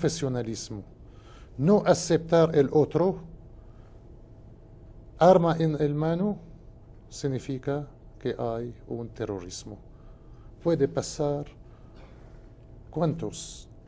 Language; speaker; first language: Portuguese; non-native, fluent; Spanish